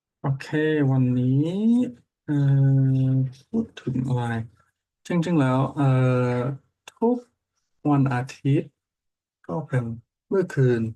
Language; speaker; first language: Thai; non-native, learner; English